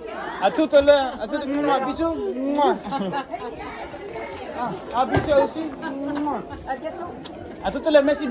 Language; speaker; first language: French; non-native, learner; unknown